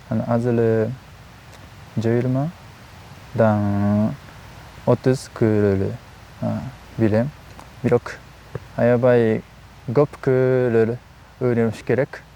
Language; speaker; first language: Kyrgyz; non-native, learner; Japanese